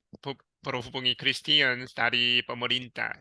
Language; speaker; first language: Indonesian; non-native, learner; Korean